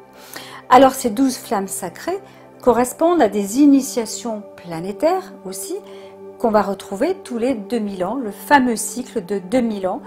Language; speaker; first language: French; native; French